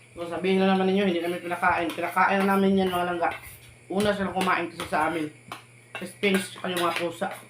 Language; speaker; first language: Filipino; non-native, local second language; Cebuano